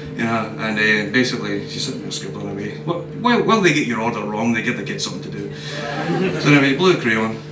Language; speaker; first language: English; native; English